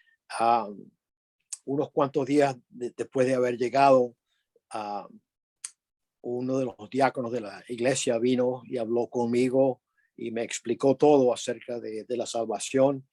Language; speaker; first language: Spanish; early bilingual, other home language; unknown